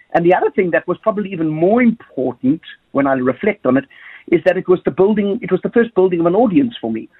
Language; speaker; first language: English; native; English